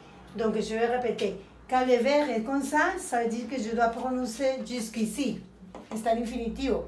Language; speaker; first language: French; non-native, fluent; Spanish